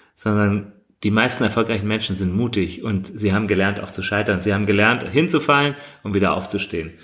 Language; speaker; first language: German; native; German